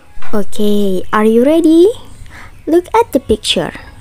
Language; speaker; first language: English; non-native, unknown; Indonesian